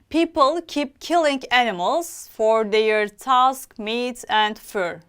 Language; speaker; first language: English; non-native, fluent; Turkish